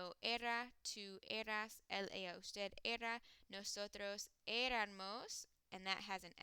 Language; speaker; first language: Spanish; non-native, fluent; English